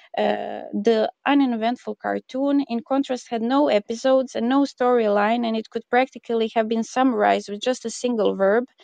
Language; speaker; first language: English; non-native, fluent; Croatian